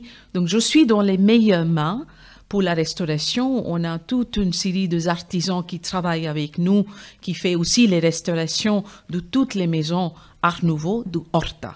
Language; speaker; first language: French; non-native, fluent; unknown